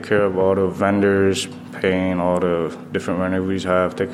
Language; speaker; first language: English; non-native, fluent; Vietnamese